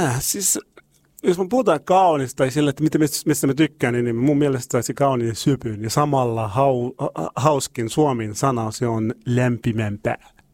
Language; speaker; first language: Finnish; non-native, learner; Arabic